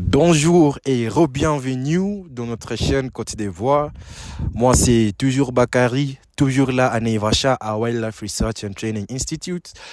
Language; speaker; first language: French; non-native, fluent; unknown